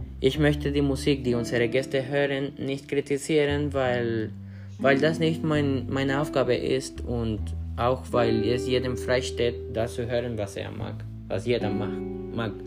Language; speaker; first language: German; non-native, learner; Spanish